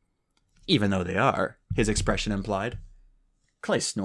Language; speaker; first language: English; native; English